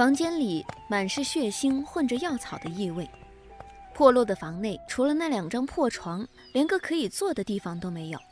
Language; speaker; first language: Chinese; native; Chinese